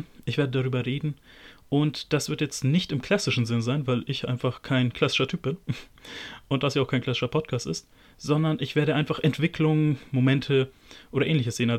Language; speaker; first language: German; native; German